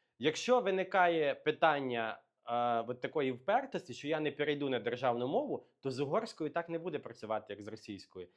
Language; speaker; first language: Ukrainian; native; Ukrainian